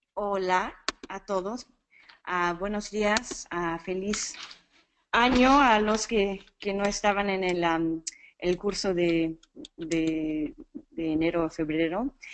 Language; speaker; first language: Spanish; non-native, fluent; English